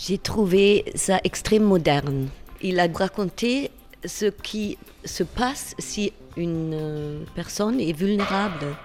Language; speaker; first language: French; non-native, fluent; German